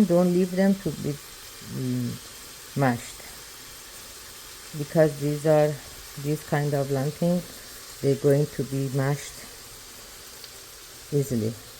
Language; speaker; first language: English; non-native, learner; Persian